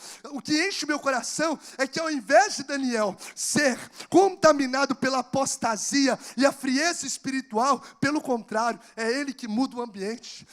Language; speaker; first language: Portuguese; native; Portuguese